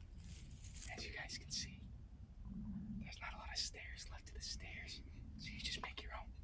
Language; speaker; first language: English; native; English